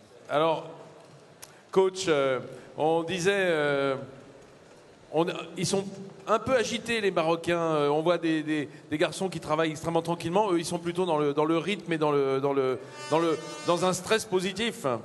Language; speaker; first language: French; native; French